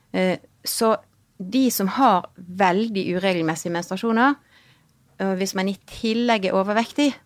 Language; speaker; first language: Norwegian; native; Norwegian